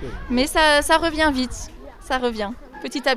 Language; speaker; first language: French; native; French